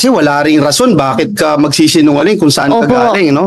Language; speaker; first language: Filipino; native; Filipino